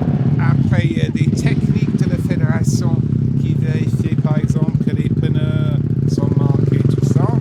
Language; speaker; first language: French; non-native, fluent; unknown